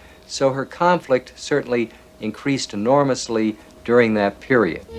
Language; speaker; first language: English; native; English